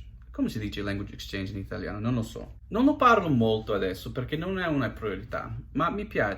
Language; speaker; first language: Italian; non-native, learner; English